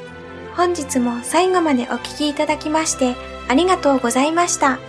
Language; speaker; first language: Japanese; native; Japanese